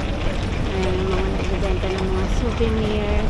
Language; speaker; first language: Filipino; native; Filipino